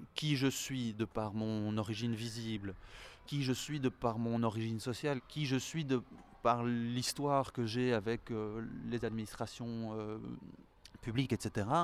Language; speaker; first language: French; native; French